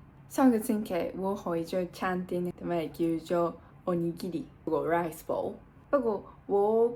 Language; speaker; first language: Cantonese; non-native, learner; Japanese